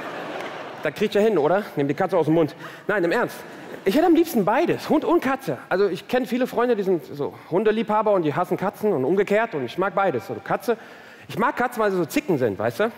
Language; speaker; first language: German; early bilingual, other home language; Turkish